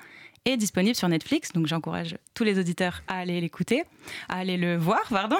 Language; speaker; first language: French; native; French